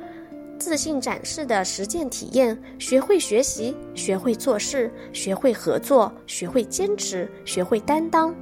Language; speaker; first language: Chinese; native; Chinese